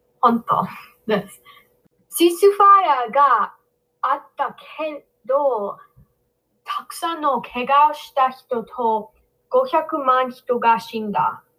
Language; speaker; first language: Japanese; non-native, learner; English